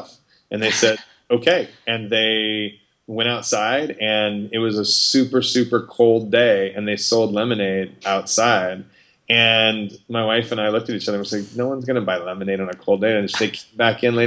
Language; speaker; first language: English; native; English